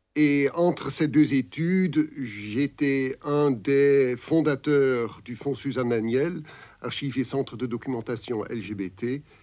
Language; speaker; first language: French; non-native, local second language; Dutch